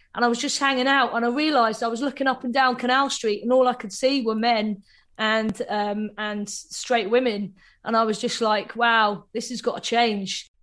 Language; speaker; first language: English; native; English